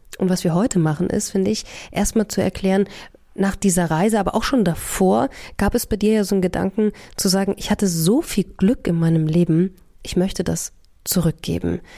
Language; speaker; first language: German; native; German